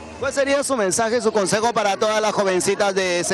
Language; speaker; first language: Spanish; native; Spanish